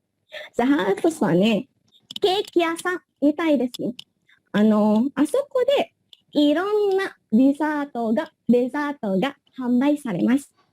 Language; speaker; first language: Japanese; non-native, learner; Indonesian